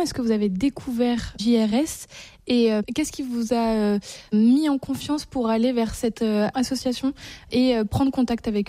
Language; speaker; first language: French; native; French